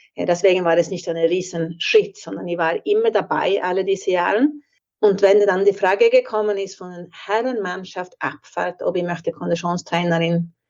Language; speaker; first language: German; non-native, fluent; Swedish